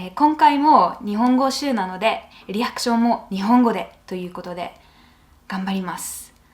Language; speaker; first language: Japanese; non-native, fluent; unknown